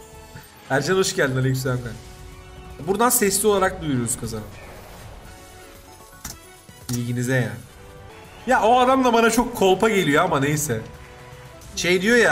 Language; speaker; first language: Turkish; native; Turkish